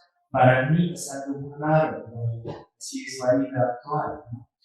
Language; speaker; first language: Spanish; non-native, fluent; Russian